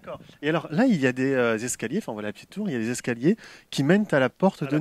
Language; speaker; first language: French; native; French